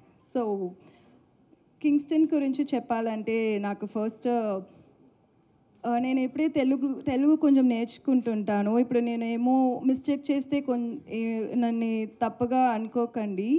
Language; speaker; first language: Telugu; non-native, learner; Tamil